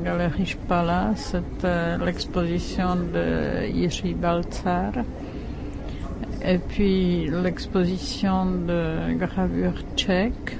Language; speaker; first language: French; non-native, fluent; Czech